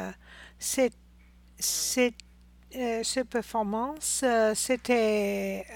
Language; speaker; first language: French; non-native, learner; English